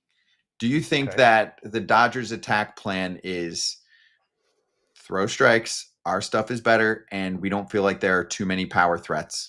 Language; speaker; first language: English; native; English